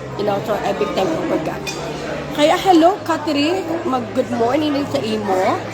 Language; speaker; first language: Filipino; non-native, local second language; Hiligaynon